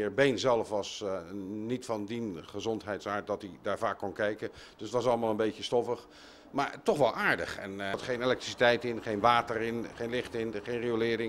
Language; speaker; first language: Dutch; native; Dutch